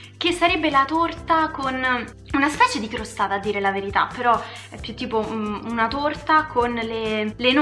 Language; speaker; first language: Italian; native; Italian